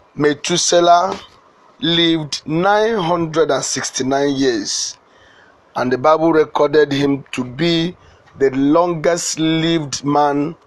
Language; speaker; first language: English; non-native, local second language; Igbo